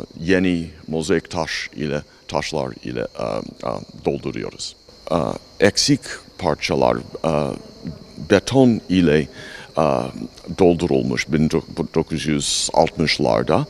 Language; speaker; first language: Turkish; non-native, learner; English